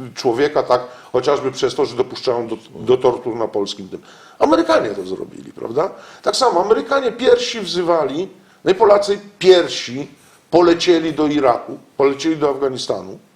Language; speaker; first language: Polish; native; Polish